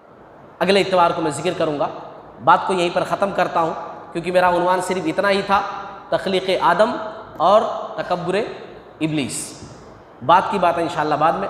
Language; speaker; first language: Urdu; native; Urdu